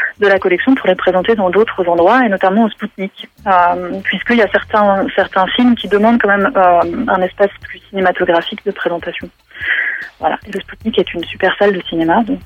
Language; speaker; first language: French; native; French